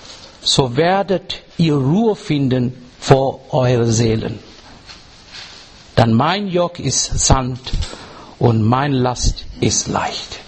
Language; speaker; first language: German; non-native, fluent; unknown